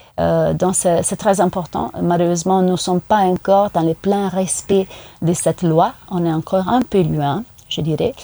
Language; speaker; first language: French; non-native, fluent; Italian